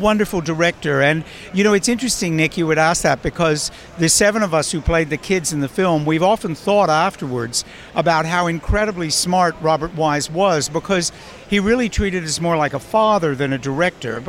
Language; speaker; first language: English; native; English